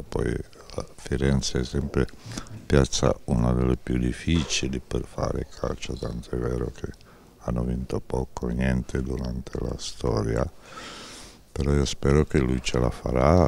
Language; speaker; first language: Italian; non-native, fluent; Czech